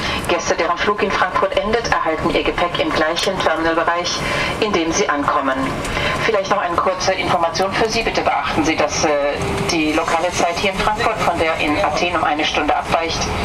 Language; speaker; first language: German; native; German